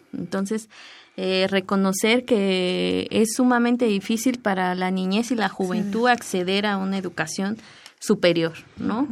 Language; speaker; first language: Spanish; native; Spanish